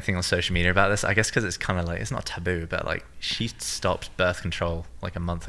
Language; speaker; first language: English; native; English